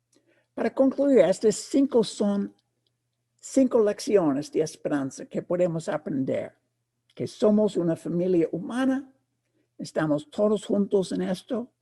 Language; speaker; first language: Spanish; non-native, fluent; English